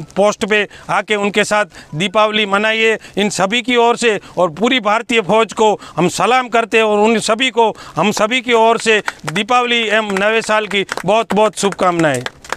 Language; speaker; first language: Hindi; non-native, local second language; Gujarati